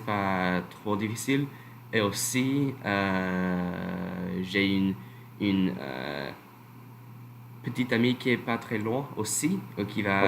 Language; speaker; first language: French; non-native, learner; English